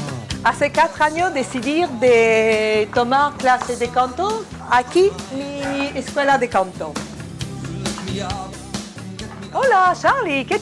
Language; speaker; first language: Spanish; non-native, learner; French